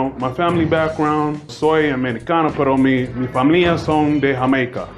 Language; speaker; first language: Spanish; non-native, learner; English